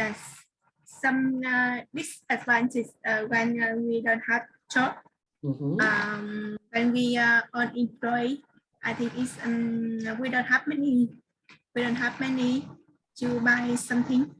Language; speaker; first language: English; non-native, learner; Vietnamese